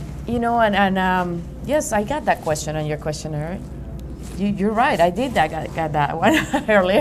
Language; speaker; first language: English; non-native, fluent; Spanish